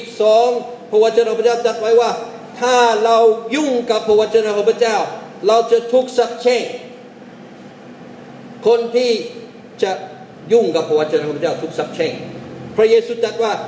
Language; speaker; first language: Thai; non-native, fluent; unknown